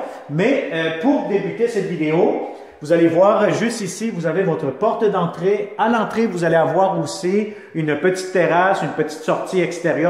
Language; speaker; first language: French; native; French